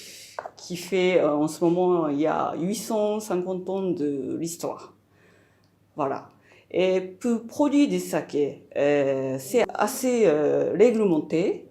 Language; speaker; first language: French; non-native, fluent; Japanese